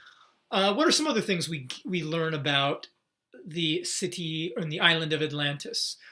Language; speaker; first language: English; native; English